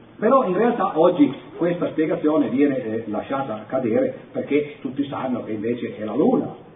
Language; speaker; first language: Italian; native; Italian